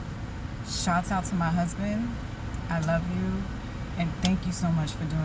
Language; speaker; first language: English; native; English